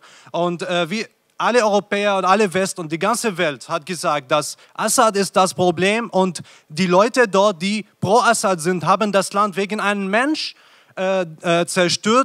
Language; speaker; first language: German; non-native, fluent; Arabic